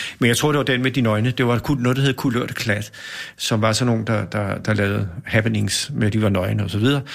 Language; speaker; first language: Danish; native; Danish